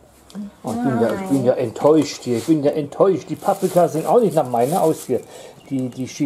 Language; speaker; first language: German; native; German